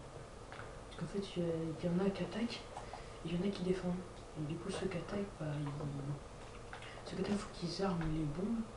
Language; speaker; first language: French; native; French